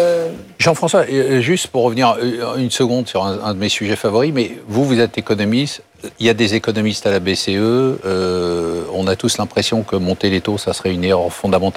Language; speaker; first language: French; native; French